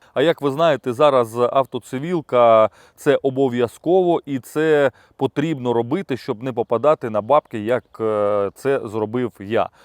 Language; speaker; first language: Ukrainian; non-native, local second language; Russian